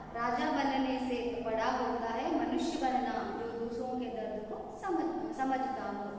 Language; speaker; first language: Hindi; non-native, local second language; Kannada